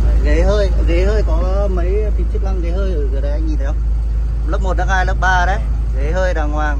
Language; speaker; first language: Vietnamese; native; Vietnamese